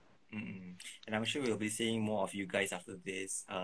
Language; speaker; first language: English; non-native, local second language; Malay